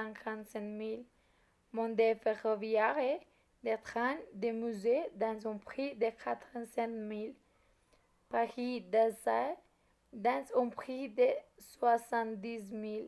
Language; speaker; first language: French; non-native, learner; Spanish